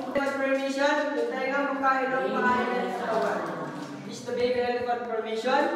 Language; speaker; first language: Filipino; non-native, local second language; Bikol